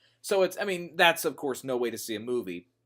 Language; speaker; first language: English; native; English